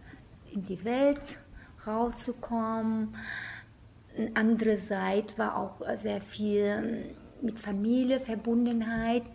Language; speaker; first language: German; non-native, fluent; Vietnamese